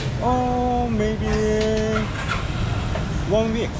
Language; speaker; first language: English; non-native, learner; Korean